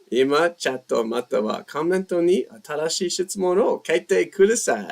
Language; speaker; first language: Japanese; non-native, learner; English